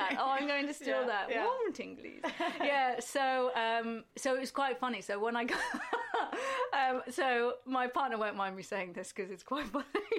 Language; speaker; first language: English; native; English